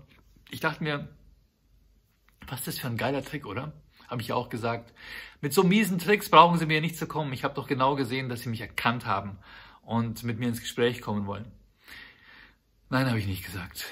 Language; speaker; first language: German; native; German